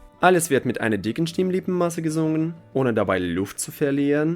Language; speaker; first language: German; non-native, fluent; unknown